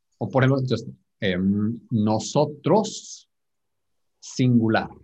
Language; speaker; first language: Spanish; native; Spanish